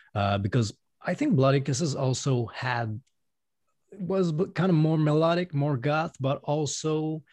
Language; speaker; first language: English; non-native, fluent; French